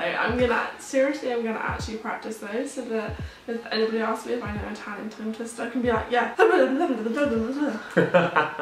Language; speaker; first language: English; native; English